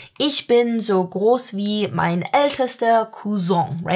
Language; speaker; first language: German; non-native, fluent; English